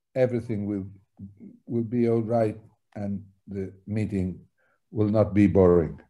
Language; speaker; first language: English; non-native, fluent; Italian